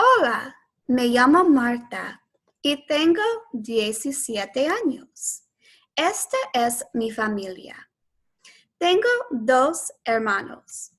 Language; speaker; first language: Spanish; non-native, fluent; English